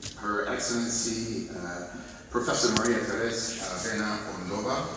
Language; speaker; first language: English; native; English